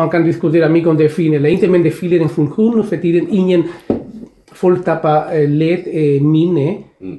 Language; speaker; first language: Swedish; non-native, fluent; Spanish